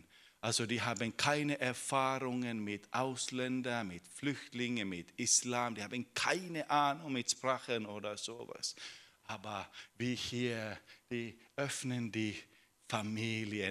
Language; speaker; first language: German; non-native, fluent; Finnish